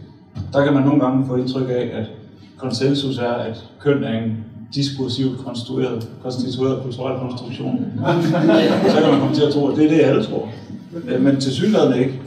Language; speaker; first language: Danish; native; Danish